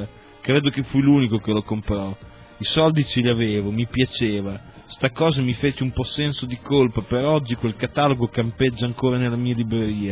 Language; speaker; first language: Italian; native; Italian